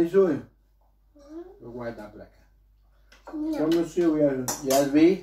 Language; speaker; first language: Portuguese; native; Portuguese